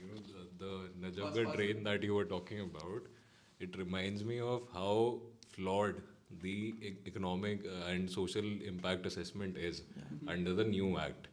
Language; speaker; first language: English; non-native, local second language; Hindi